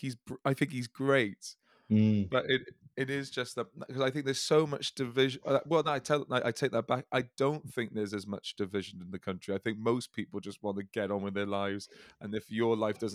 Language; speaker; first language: English; native; English